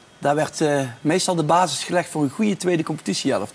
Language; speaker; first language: Dutch; native; Dutch